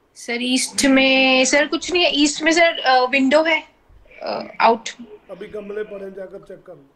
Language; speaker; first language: Hindi; native; Hindi